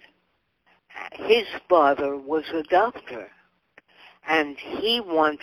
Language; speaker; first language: English; native; English